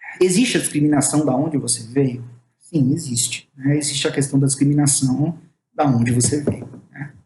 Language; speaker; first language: Portuguese; native; Portuguese